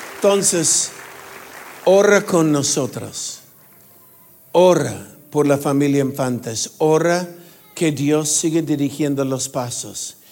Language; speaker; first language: Spanish; non-native, fluent; English